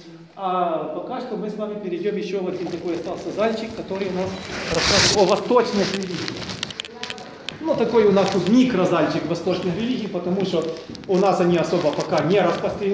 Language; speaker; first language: Russian; native; Russian